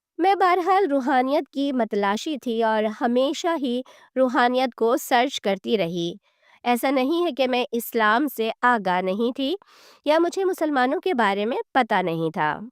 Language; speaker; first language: Urdu; native; Urdu